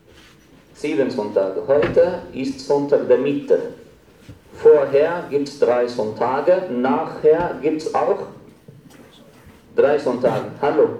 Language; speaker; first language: German; non-native, fluent; Arabic